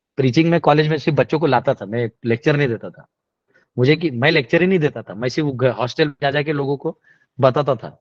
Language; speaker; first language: Hindi; non-native, local second language; Marathi